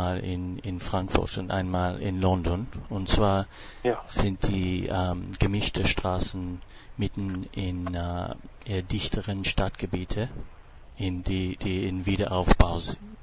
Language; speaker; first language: German; non-native, fluent; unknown